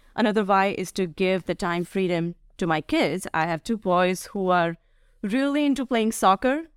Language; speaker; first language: English; non-native, local second language; Hindi